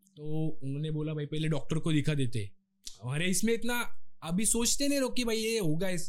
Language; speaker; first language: Hindi; non-native, local second language; Marathi